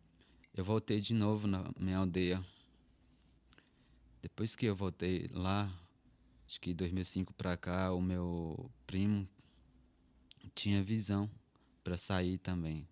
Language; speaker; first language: Portuguese; non-native, local second language; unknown